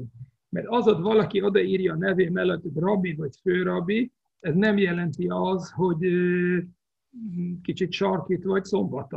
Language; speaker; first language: Hungarian; non-native, fluent; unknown